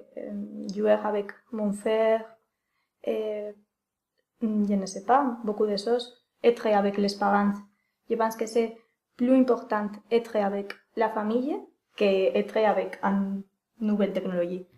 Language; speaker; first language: French; non-native, learner; Spanish